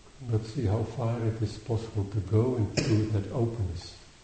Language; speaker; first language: English; non-native, fluent; Dutch